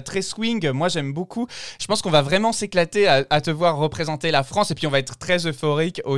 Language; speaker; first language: French; native; French